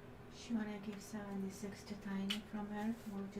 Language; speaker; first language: English; native; English